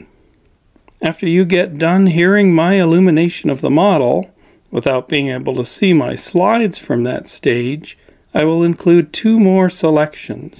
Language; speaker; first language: English; native; English